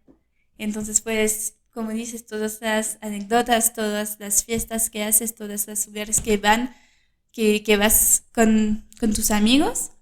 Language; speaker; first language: Spanish; non-native, fluent; French